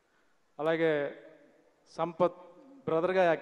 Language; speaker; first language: Telugu; native; Telugu